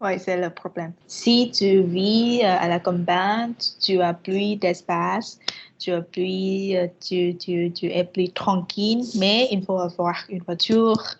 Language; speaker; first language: French; non-native, fluent; Vietnamese